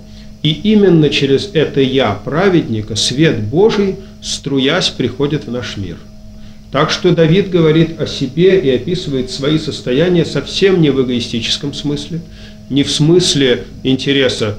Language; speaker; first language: Russian; native; Russian